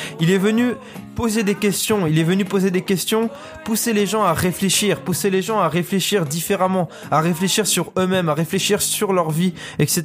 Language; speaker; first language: French; native; French